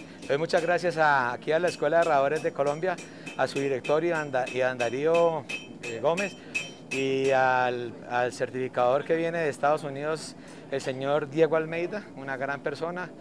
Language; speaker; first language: Spanish; native; Spanish